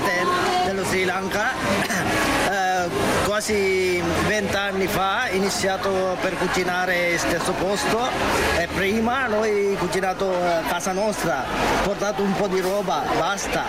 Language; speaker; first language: Italian; non-native, learner; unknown